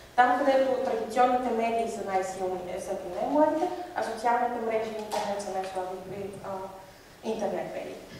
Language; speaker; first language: Bulgarian; native; Bulgarian